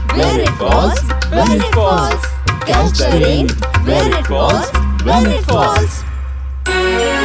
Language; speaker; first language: Hindi; native; Hindi